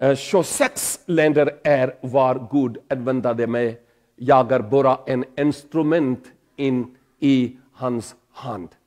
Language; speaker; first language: Swedish; non-native, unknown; Pahari-Potwari